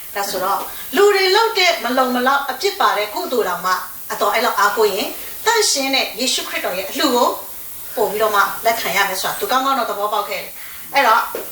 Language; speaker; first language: Burmese; native; Burmese